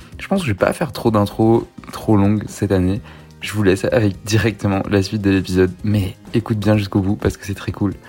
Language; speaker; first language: French; native; French